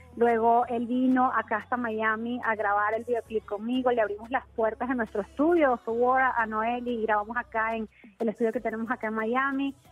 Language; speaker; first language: Spanish; native; Spanish